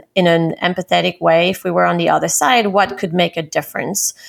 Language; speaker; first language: English; non-native, fluent; French